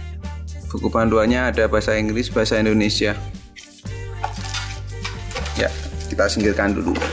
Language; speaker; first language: Indonesian; native; Indonesian